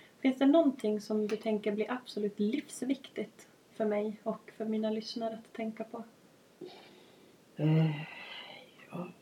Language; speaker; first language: Swedish; native; Swedish